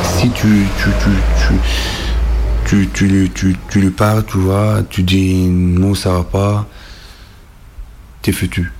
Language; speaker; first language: French; non-native, learner; Arabic